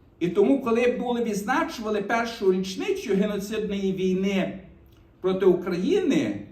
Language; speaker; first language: Ukrainian; early bilingual, heritage; Ukrainian